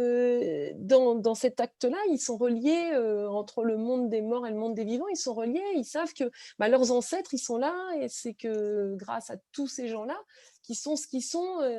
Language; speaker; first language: French; native; French